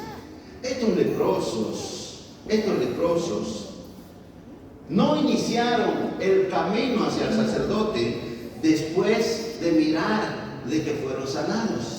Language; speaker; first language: Spanish; native; Spanish